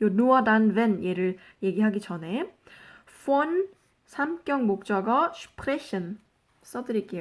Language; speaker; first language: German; non-native, fluent; Korean